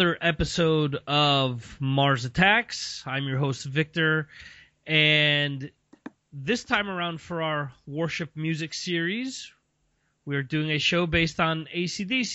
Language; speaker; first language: English; native; English